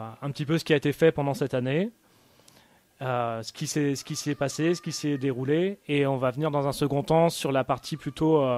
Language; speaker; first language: French; native; French